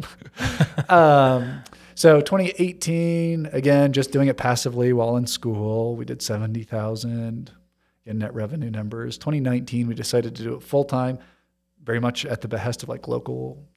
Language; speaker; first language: English; native; English